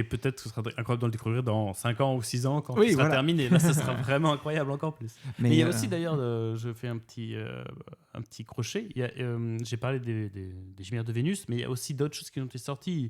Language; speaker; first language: French; native; French